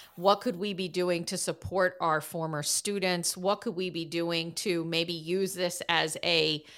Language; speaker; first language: English; native; English